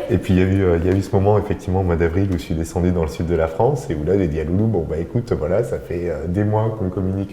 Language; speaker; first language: French; native; French